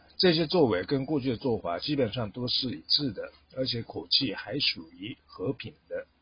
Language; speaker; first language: Chinese; non-native, fluent; Japanese